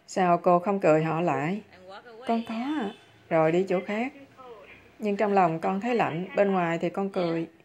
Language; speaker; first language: Vietnamese; native; Vietnamese